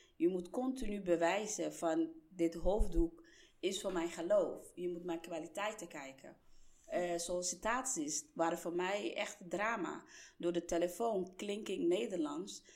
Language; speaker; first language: Dutch; non-native, fluent; Somali